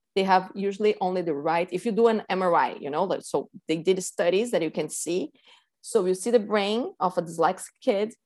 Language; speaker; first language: English; non-native, fluent; Portuguese